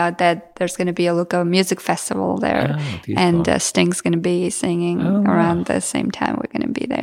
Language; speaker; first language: English; non-native, fluent; Georgian